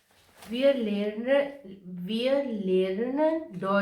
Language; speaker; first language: German; non-native, learner; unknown